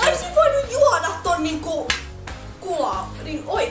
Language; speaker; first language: Finnish; native; Finnish